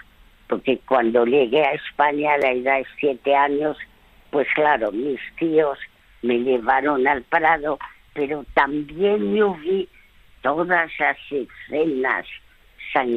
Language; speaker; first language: Spanish; early bilingual, other home language; French